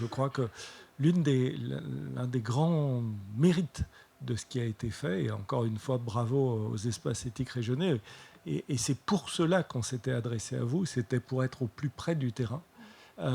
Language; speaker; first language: French; native; French